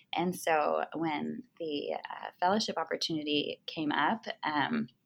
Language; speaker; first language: English; native; English